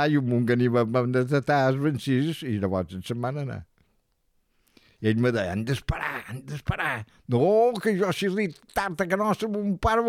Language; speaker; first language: Catalan; native; Catalan